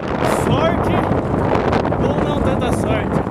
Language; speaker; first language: Portuguese; native; Portuguese